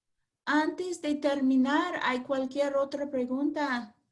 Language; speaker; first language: Spanish; non-native, fluent; English